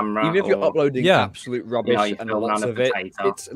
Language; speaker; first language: English; native; English